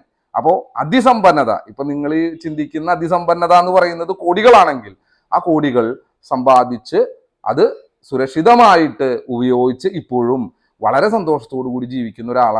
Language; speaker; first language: Malayalam; native; Malayalam